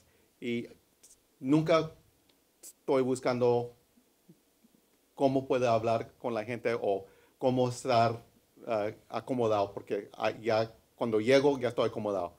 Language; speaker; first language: Spanish; early bilingual, heritage; English